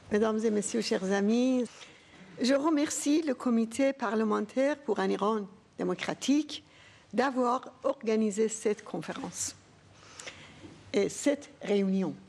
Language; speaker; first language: French; non-native, fluent; Persian